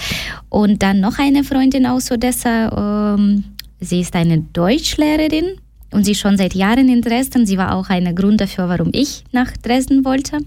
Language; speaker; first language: German; non-native, fluent; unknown